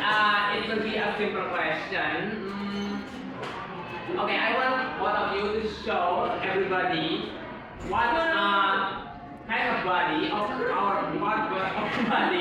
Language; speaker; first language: English; non-native, learner; Indonesian